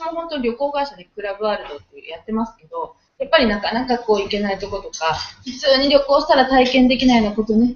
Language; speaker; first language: Japanese; native; Japanese